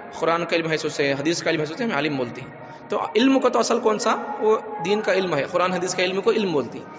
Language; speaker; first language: Urdu; native; Urdu